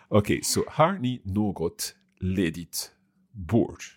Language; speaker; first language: Swedish; non-native, learner; English